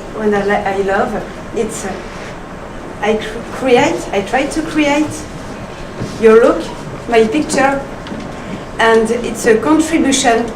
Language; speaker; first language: English; non-native, learner; French